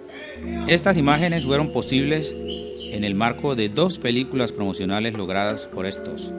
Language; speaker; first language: Spanish; native; Spanish